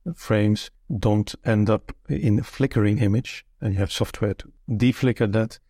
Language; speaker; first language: English; non-native, fluent; Dutch